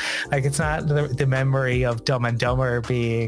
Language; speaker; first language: English; native; English